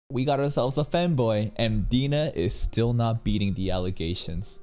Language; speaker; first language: English; native; English